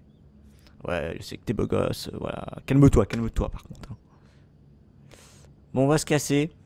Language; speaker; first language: French; native; French